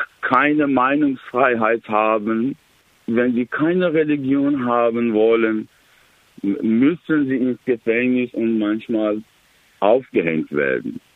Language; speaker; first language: German; non-native, learner; Persian